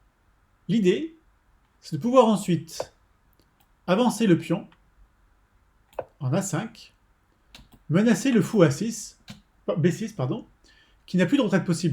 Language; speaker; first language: French; native; French